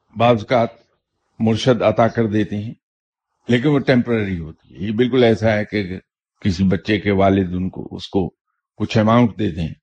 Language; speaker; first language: Urdu; native; Urdu